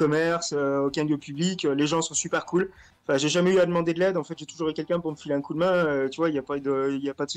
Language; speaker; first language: French; native; French